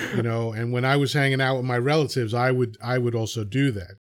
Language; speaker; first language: English; early bilingual, other home language; Spanish